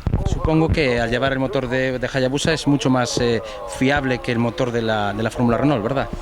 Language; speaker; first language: Spanish; native; Spanish